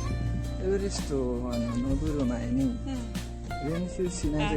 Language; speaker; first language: Japanese; non-native, learner; Nepali